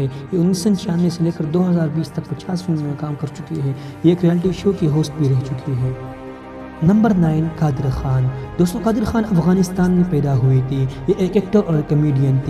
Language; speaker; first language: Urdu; non-native, local second language; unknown